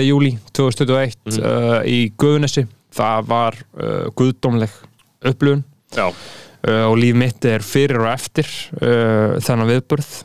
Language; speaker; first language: Icelandic; non-native, fluent; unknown